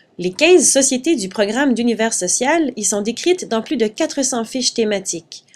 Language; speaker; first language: French; native; French